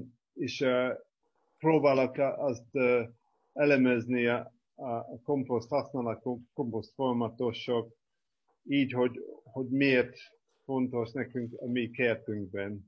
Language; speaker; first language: Hungarian; non-native, fluent; English